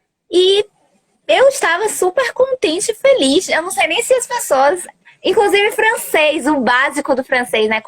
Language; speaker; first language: Portuguese; early bilingual, other home language; Spanish